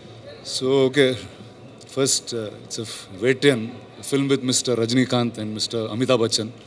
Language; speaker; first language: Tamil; non-native, learner; Telugu